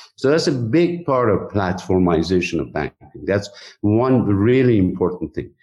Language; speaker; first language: English; non-native, fluent; Persian